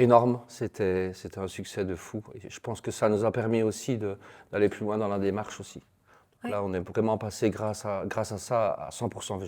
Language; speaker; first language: French; native; French